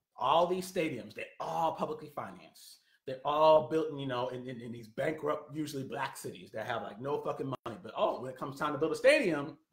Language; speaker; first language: English; native; English